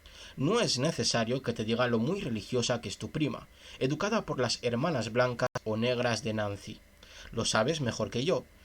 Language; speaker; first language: Spanish; native; Spanish